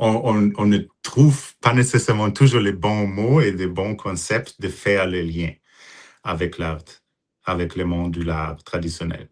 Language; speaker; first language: French; non-native, fluent; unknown